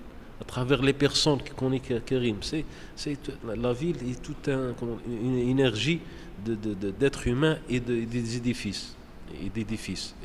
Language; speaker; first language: French; non-native, local second language; Arabic